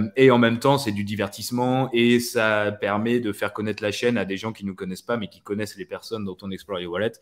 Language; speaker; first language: French; native; French